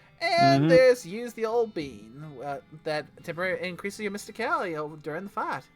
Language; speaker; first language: English; native; English